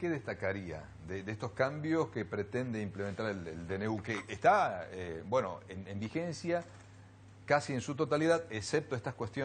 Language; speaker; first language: Spanish; native; Spanish